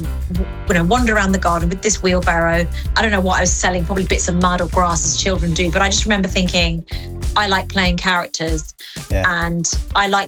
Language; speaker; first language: English; early bilingual, other home language; Greek